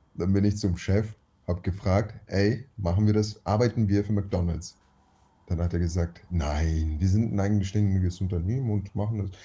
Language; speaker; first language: German; early bilingual, other home language; Russian